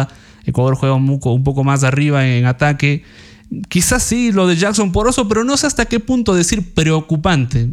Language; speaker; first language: Spanish; native; Spanish